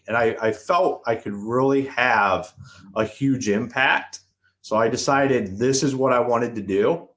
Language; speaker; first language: English; native; English